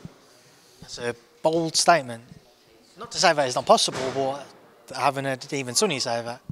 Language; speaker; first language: English; native; English